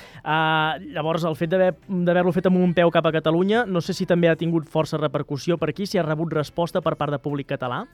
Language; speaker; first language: Catalan; native; Catalan